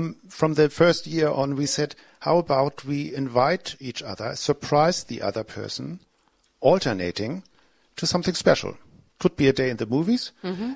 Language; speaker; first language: English; non-native, fluent; German